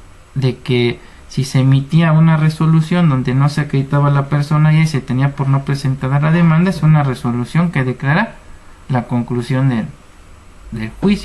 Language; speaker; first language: Spanish; native; Spanish